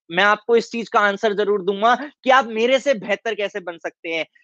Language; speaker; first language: Hindi; native; Hindi